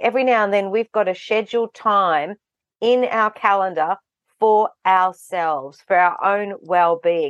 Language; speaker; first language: English; native; English